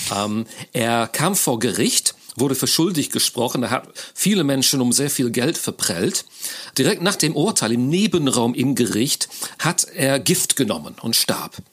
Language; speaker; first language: German; non-native, fluent; English